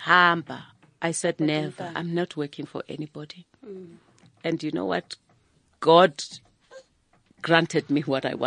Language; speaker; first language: English; non-native, local second language; Zulu